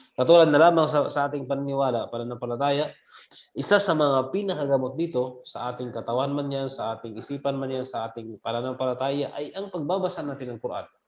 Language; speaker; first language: Filipino; non-native, local second language; Cebuano